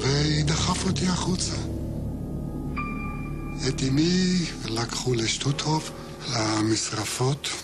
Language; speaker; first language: Hebrew; non-native, fluent; Yiddish